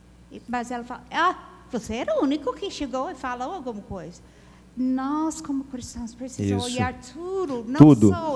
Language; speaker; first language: Portuguese; non-native, learner; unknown